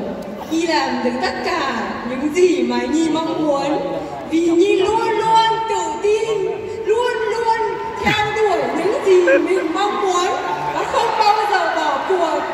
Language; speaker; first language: Vietnamese; early bilingual, heritage; Vietnamese